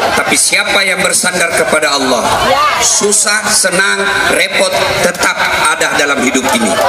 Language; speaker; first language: Indonesian; non-native, local second language; Buginese